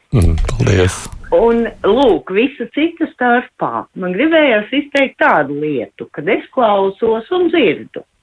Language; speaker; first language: Latvian; native; Latvian